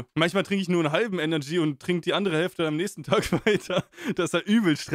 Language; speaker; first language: German; native; German